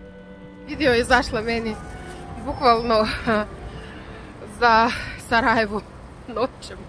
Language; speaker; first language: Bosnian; non-native, learner; Russian